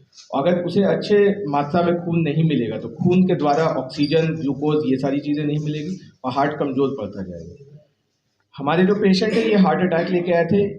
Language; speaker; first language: Hindi; native; Hindi